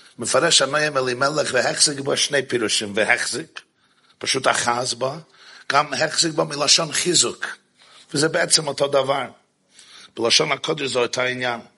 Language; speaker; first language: Hebrew; non-native, fluent; English